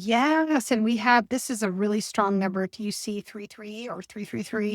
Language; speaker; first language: English; native; English